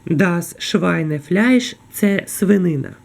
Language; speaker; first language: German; non-native, fluent; Ukrainian